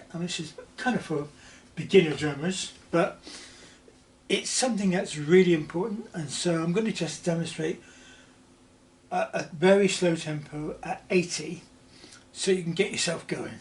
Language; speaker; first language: English; native; English